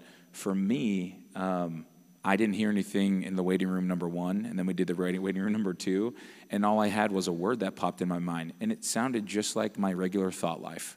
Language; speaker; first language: English; native; English